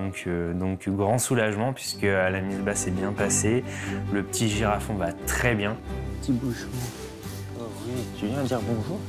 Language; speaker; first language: French; native; French